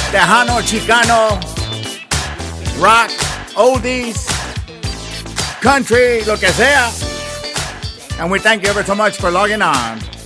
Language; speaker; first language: English; early bilingual, other home language; Spanish